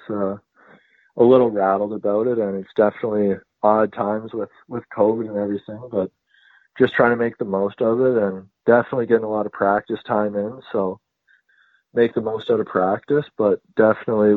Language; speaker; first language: English; native; English